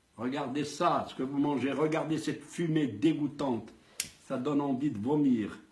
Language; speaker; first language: French; non-native, local second language; Arabic